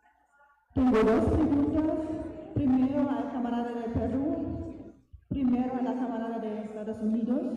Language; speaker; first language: Spanish; non-native, fluent; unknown